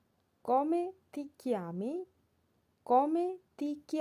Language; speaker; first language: Italian; non-native, learner; Bangla